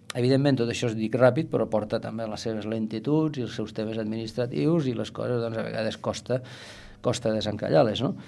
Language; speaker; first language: Catalan; native; Catalan